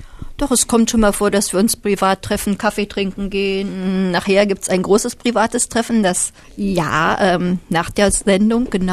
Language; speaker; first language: German; native; German